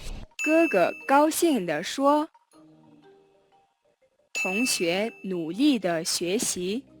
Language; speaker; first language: Chinese; non-native, learner; Mongolian